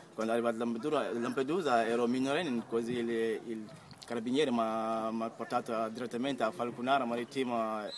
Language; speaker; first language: Italian; non-native, fluent; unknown